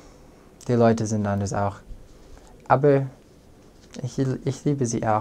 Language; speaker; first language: German; non-native, fluent; English